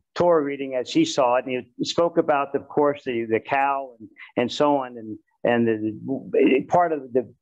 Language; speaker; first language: English; native; English